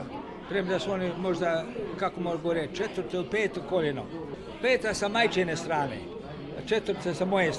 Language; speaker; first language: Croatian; early bilingual, heritage; Serbian